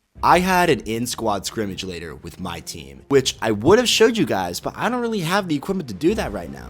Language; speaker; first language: English; native; English